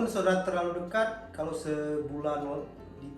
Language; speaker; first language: Indonesian; native; Indonesian